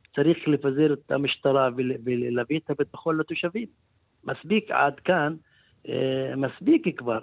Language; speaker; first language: Hebrew; non-native, local second language; Arabic